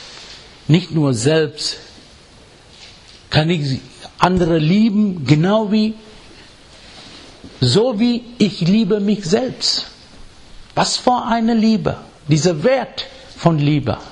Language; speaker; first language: German; non-native, fluent; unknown